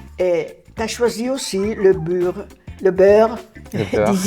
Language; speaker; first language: French; non-native, fluent; Italian